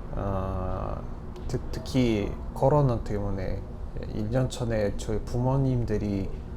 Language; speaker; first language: Korean; non-native, fluent; Uzbek